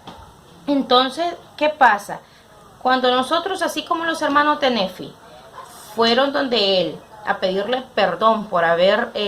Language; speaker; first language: Spanish; native; Spanish